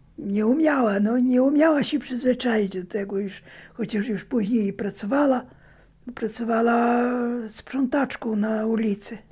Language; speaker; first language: Polish; early bilingual, heritage; Polish